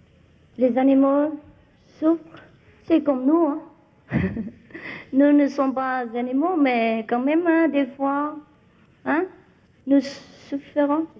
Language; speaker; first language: French; non-native, fluent; Vietnamese